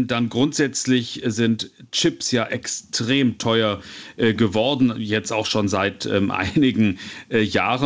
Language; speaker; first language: German; native; German